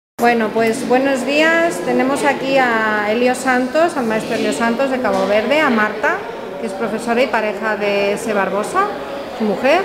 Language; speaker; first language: Spanish; native; Spanish